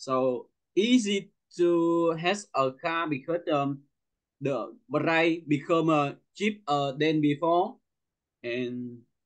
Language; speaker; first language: English; non-native, learner; Vietnamese